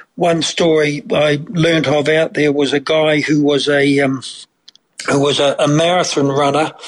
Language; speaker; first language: English; native; English